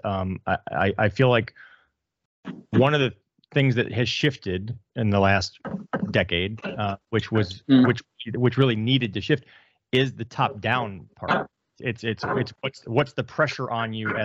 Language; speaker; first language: English; native; English